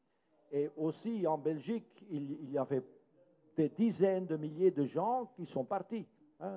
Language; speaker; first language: French; non-native, local second language; Dutch